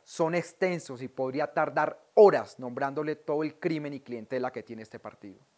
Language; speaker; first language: Spanish; native; Spanish